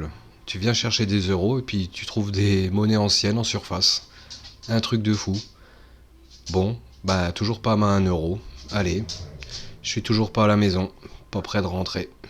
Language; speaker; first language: French; native; French